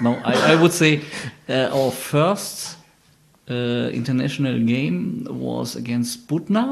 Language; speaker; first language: English; non-native, learner; German